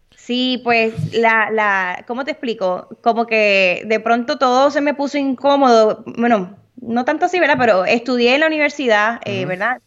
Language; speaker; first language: Spanish; early bilingual, heritage; Spanish